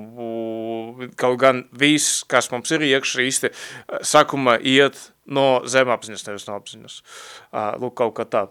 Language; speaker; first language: Latvian; non-native, local second language; Russian